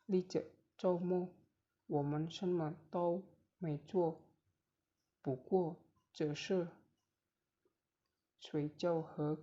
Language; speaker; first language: Chinese; non-native, learner; Indonesian